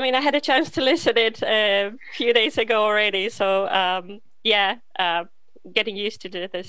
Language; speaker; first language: English; non-native, fluent; Polish